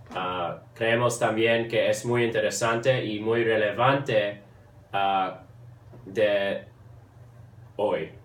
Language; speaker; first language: Spanish; early bilingual, heritage; English